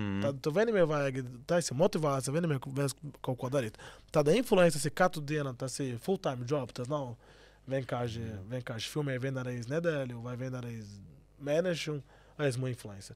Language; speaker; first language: Latvian; non-native, learner; Portuguese